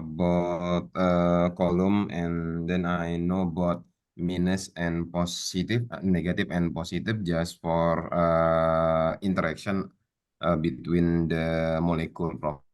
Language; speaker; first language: English; non-native, learner; Indonesian